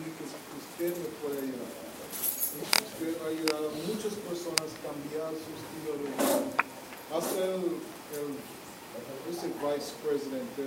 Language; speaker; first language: Spanish; non-native, fluent; English